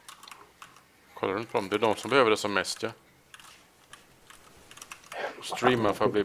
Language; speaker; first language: Swedish; native; Swedish